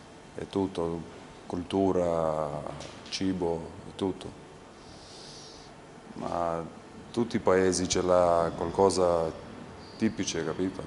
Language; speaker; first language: Italian; non-native, learner; Lithuanian